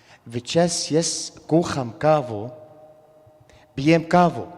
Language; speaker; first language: Slovenian; non-native, learner; Arabic